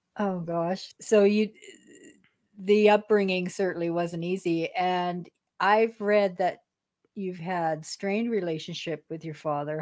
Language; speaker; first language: English; native; English